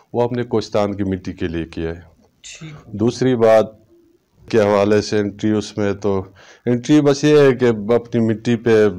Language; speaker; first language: Urdu; non-native, local second language; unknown